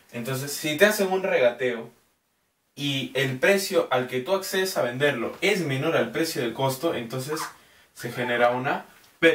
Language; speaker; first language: Spanish; native; Spanish